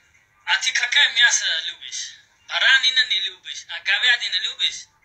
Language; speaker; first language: Russian; non-native, learner; Uzbek